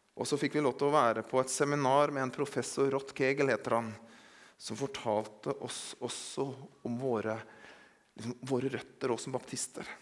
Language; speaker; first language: Norwegian; native; Norwegian